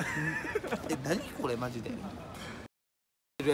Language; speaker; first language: Japanese; native; Japanese